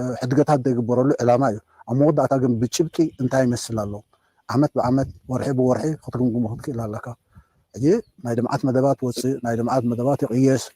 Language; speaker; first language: Tigrinya; native; Tigrinya